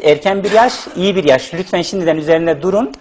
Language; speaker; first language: Turkish; native; Turkish